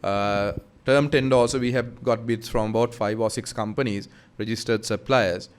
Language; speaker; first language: English; non-native, local second language; Sinhala